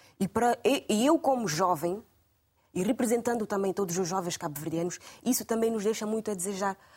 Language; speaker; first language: Portuguese; non-native, local second language; Kabuverdianu